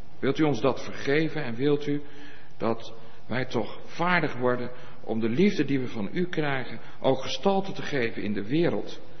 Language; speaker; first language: Dutch; native; Dutch